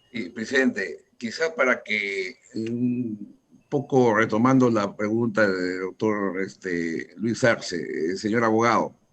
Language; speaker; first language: Spanish; native; Spanish